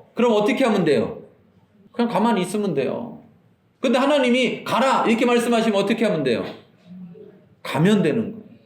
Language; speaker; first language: Korean; native; Korean